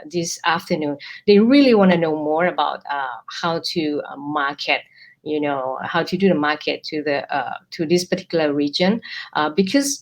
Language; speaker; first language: English; non-native, fluent; Thai